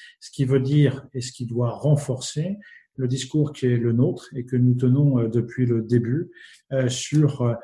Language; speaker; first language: French; native; French